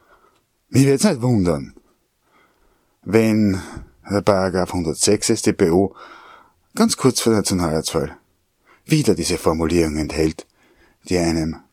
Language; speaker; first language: German; native; German